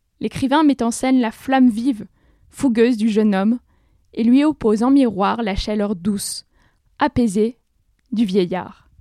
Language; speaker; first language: French; native; French